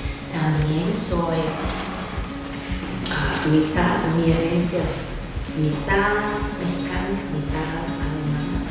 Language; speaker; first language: Spanish; non-native, learner; English